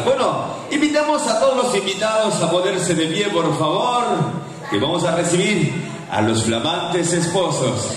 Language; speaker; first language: Spanish; native; Spanish